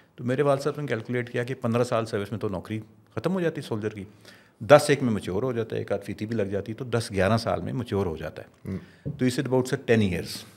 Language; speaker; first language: Urdu; non-native, local second language; Punjabi